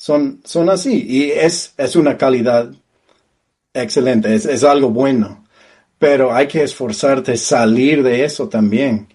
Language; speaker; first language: Spanish; non-native, fluent; English